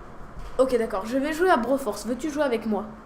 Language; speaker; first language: French; native; French